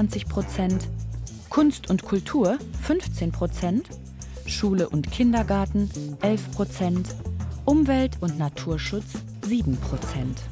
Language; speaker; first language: German; native; German